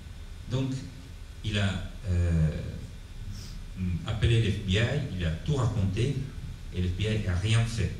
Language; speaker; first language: French; non-native, fluent; Italian